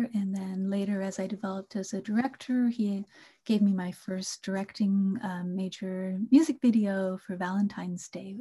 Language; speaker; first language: English; non-native, local second language; Bangla